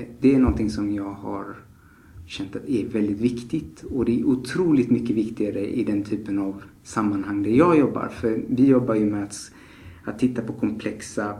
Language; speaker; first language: Swedish; early bilingual, other home language; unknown